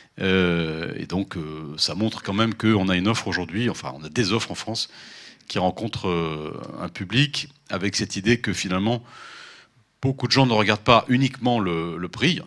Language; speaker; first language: French; native; French